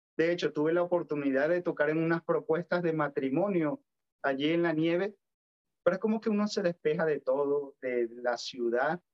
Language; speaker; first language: Spanish; native; Spanish